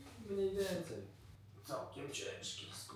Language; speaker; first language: Polish; native; Polish